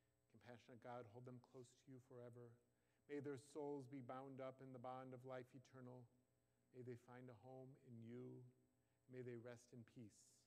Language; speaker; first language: English; native; English